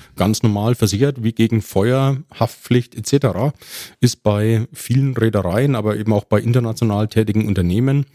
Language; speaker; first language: German; native; German